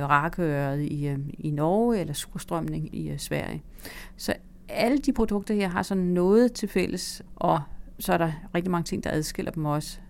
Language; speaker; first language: Danish; native; Danish